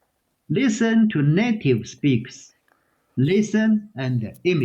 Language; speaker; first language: English; non-native, learner; Chinese